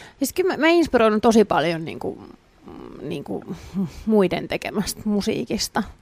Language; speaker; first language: Finnish; native; Finnish